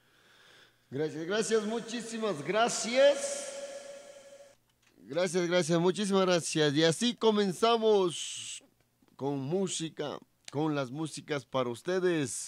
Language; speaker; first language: Spanish; native; Spanish